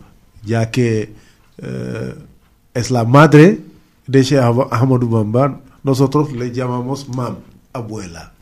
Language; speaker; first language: Spanish; non-native, fluent; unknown